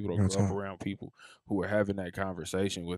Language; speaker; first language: English; native; English